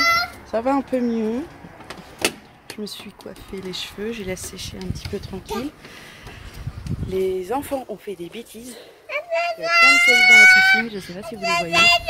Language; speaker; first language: French; native; French